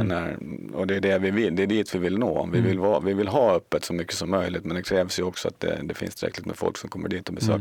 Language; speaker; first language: Swedish; native; Swedish